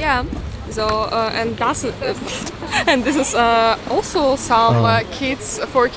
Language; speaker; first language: English; non-native, fluent; Estonian